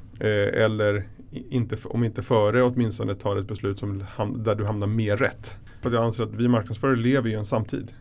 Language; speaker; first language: Swedish; early bilingual, other home language; Spanish